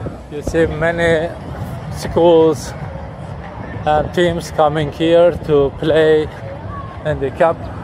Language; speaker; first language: English; non-native, learner; Turkish